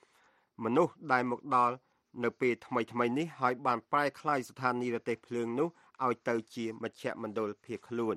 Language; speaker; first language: Khmer; native; Khmer